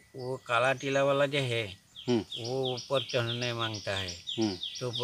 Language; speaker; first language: Hindi; non-native, local second language; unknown